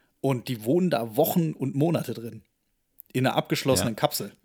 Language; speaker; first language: German; native; German